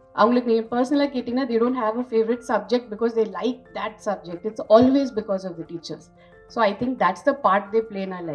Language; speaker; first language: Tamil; non-native, fluent; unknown